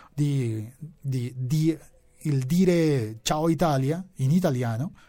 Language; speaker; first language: Italian; non-native, learner; Spanish